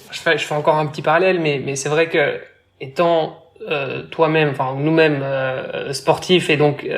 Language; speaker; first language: French; native; French